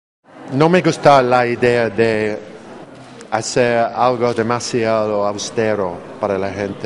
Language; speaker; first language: Spanish; non-native, fluent; English